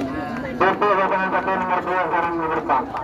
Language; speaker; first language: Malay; non-native, local second language; Madurese